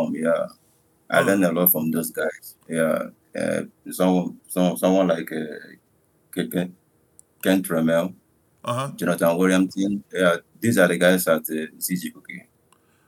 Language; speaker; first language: English; non-native, local second language; Igbo